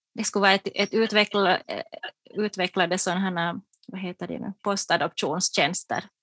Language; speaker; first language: Swedish; native; Swedish